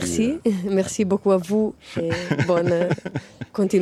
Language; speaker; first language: French; non-native, fluent; Italian